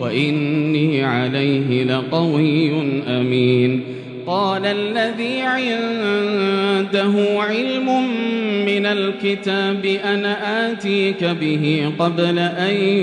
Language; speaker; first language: Arabic; native; Arabic